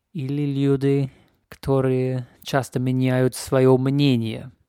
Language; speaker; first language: Russian; non-native, fluent; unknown